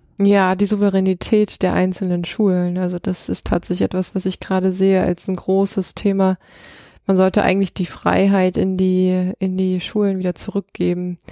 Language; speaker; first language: German; early bilingual, other home language; Russian